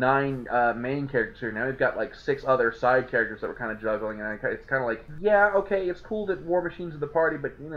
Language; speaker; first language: English; native; English